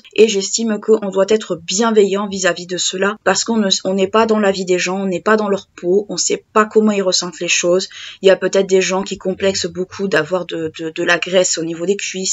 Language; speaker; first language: French; native; French